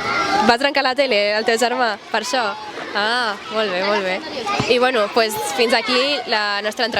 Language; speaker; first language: Catalan; native; Catalan